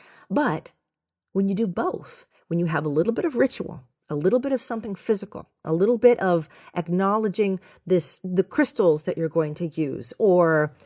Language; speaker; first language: English; native; English